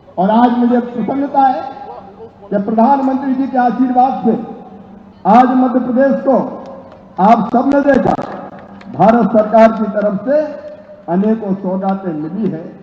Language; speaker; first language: Hindi; native; Hindi